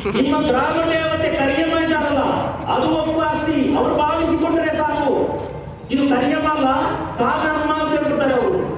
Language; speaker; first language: Kannada; non-native, local second language; Kodava